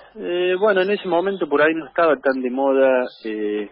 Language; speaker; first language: Spanish; native; Spanish